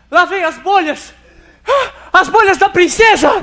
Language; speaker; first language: Portuguese; native; Portuguese